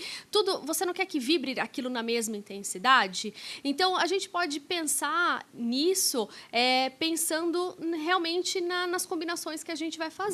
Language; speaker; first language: Portuguese; native; Portuguese